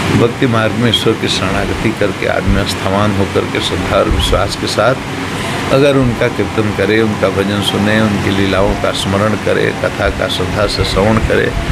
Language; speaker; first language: Hindi; native; Hindi